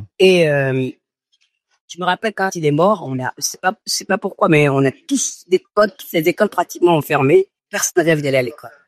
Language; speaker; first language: French; non-native, local second language; Fon